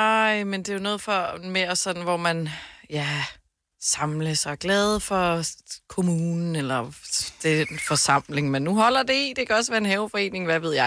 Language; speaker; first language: Danish; native; Danish